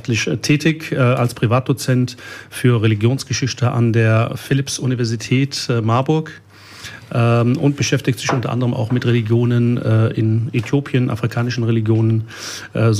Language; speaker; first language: German; early bilingual, other home language; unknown